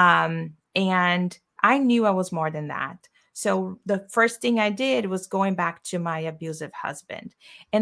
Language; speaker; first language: English; non-native, fluent; Portuguese